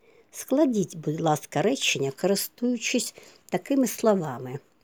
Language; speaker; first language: Ukrainian; native; Ukrainian